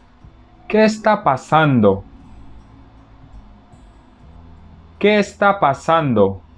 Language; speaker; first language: Spanish; non-native, fluent; Wolof